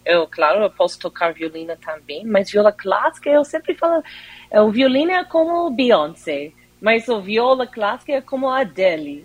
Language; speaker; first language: Portuguese; non-native, fluent; English